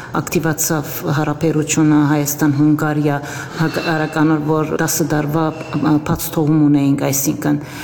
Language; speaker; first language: Armenian; early bilingual, heritage; Armenian